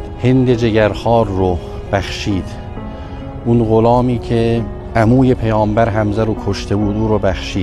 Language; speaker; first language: Persian; native; Persian